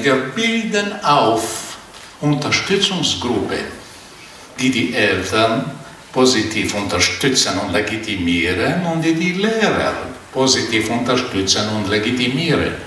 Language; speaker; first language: German; non-native, fluent; Portuguese